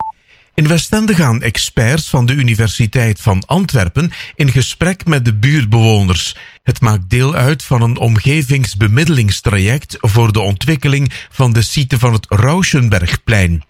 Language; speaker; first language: Dutch; native; Dutch